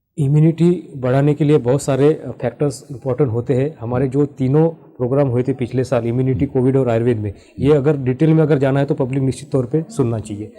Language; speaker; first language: Hindi; non-native, local second language; Marathi